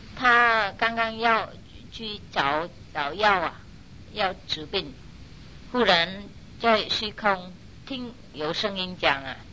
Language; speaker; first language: Chinese; non-native, fluent; Vietnamese